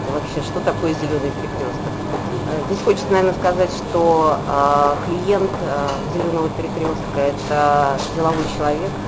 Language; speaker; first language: Russian; native; Russian